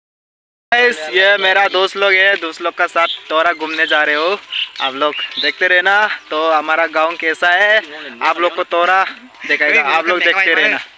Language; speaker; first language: Hindi; non-native, local second language; Mising